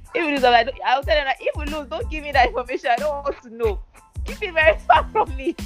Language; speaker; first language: English; non-native, local second language; Yoruba